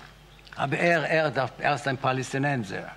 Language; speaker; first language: German; non-native, fluent; Yiddish